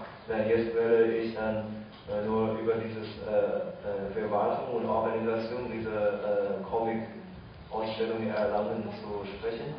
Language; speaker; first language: German; non-native, fluent; Chinese